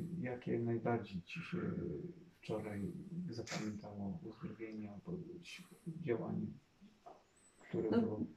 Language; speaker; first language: Polish; non-native, learner; Russian